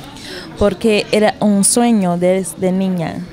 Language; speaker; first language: Spanish; non-native, learner; Portuguese